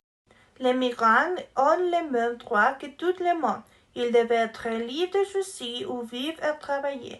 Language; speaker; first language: French; non-native, learner; Spanish